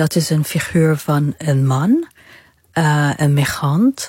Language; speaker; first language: Dutch; non-native, fluent; Arabic